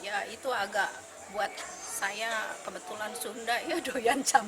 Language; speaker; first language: Indonesian; non-native, local second language; Sundanese